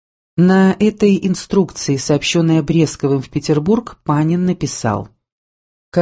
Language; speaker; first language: Russian; native; Russian